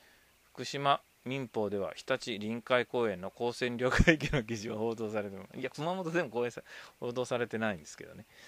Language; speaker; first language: Japanese; native; Japanese